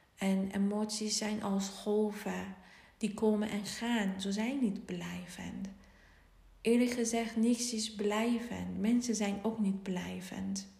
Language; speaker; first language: Dutch; non-native, fluent; Persian